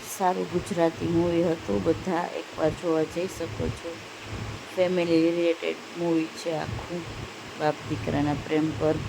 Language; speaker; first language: Gujarati; native; Gujarati